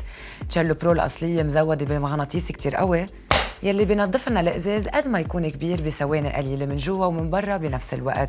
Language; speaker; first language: Arabic; native; Arabic